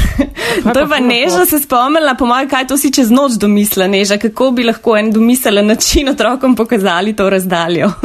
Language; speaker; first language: Slovenian; native; Slovenian